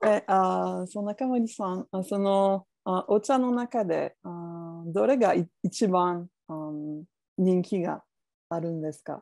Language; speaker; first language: Japanese; non-native, fluent; French